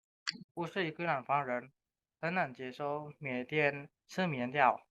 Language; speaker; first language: Chinese; non-native, learner; Indonesian